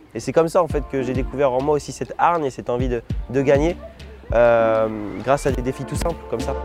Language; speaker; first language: French; native; French